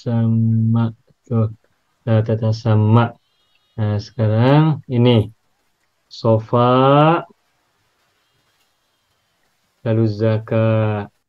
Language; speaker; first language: Indonesian; native; Indonesian